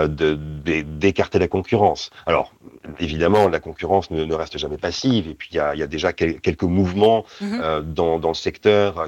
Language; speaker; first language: French; native; French